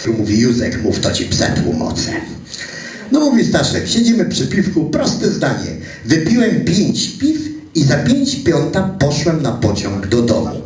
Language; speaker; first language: Polish; native; Polish